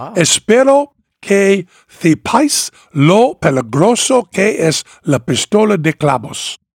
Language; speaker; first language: Spanish; non-native, learner; English